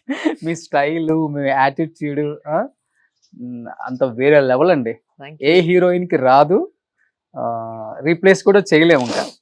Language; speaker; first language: Telugu; native; Telugu